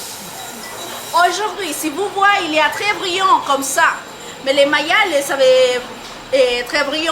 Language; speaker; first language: French; non-native, learner; Spanish